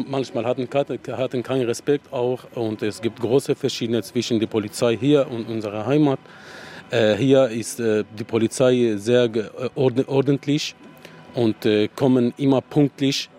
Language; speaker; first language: German; non-native, learner; Arabic